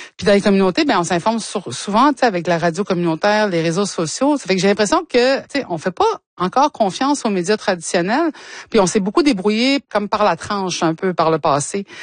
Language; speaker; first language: French; native; French